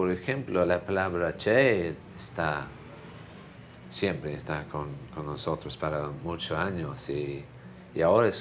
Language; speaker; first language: Spanish; non-native, fluent; English